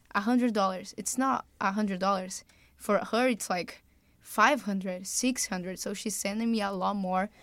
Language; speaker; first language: English; non-native, fluent; Portuguese